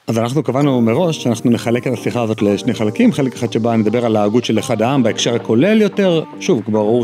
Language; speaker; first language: Hebrew; native; Hebrew